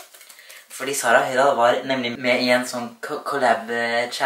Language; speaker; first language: Norwegian; native; Norwegian